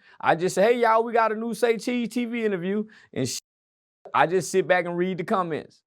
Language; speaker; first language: English; native; English